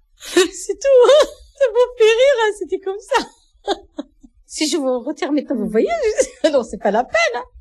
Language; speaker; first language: French; non-native, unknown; Arabic